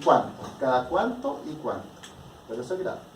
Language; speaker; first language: Spanish; native; Spanish